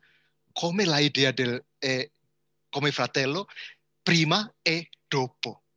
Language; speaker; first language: Italian; non-native, learner; Indonesian